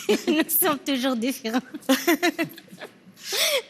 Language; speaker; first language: French; non-native, learner; Arabic